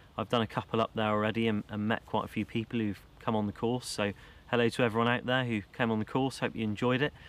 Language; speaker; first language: English; native; English